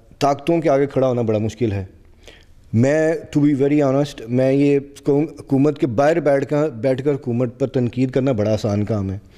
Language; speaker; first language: Urdu; non-native, local second language; Punjabi